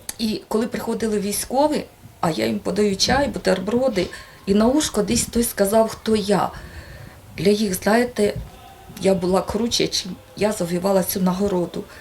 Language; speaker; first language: Ukrainian; native; Ukrainian